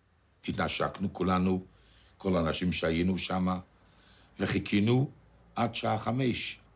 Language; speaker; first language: Hebrew; non-native, fluent; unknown